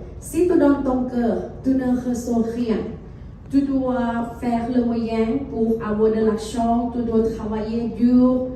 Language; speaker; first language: French; non-native, fluent; Thai